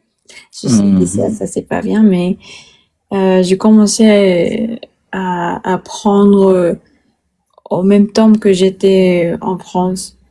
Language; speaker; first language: French; non-native, learner; Spanish